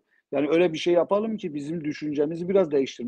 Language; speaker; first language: Turkish; non-native, local second language; Zaza